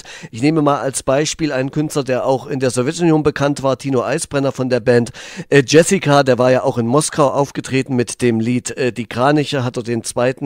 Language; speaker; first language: German; native; German